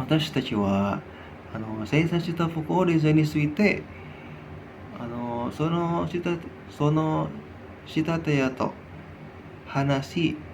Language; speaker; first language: Japanese; non-native, learner; Indonesian